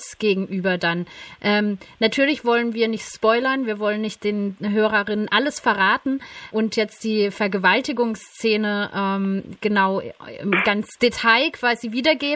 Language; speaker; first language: German; native; German